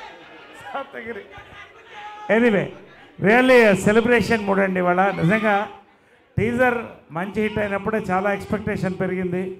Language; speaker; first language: Telugu; native; Telugu